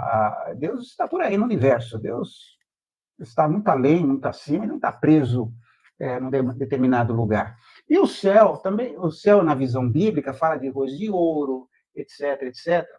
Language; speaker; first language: Portuguese; native; Portuguese